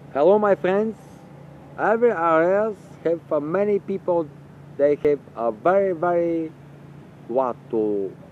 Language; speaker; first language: English; non-native, learner; Bulgarian